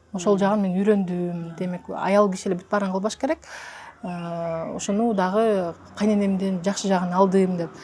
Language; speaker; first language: Kyrgyz; native; Kyrgyz